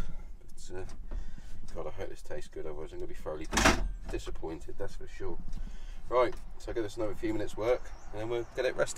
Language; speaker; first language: English; native; English